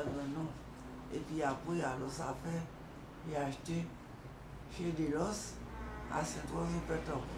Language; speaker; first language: French; non-native, local second language; Guadeloupean Creole French